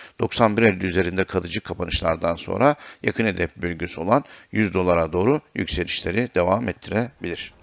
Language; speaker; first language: Turkish; native; Turkish